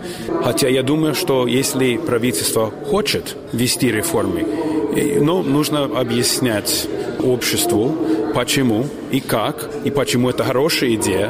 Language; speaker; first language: Russian; non-native, fluent; English